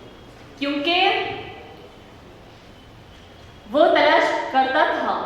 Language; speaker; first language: Hindi; non-native, fluent; Arabic